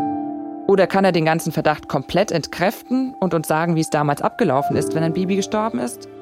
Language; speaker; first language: German; native; German